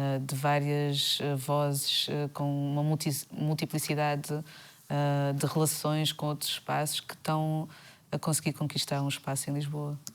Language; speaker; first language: Portuguese; native; Portuguese